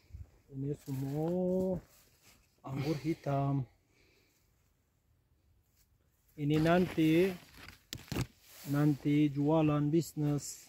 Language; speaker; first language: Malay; non-native, learner; Turkish